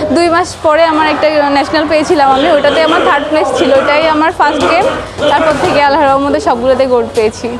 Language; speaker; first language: Bangla; native; Bangla